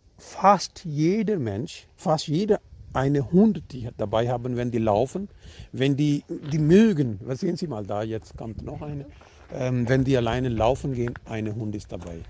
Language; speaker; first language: German; non-native, learner; Urdu